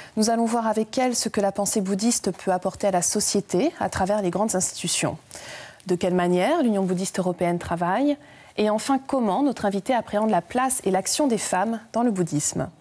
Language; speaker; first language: French; native; French